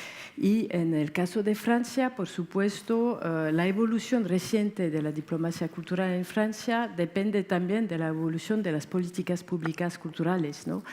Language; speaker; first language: Spanish; non-native, fluent; French